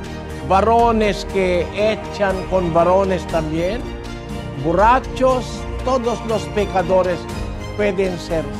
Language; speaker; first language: Spanish; non-native, learner; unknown